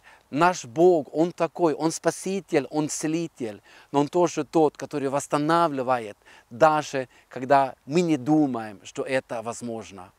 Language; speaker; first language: Russian; non-native, fluent; Norwegian